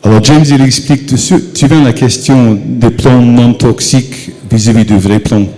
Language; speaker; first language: French; non-native, fluent; English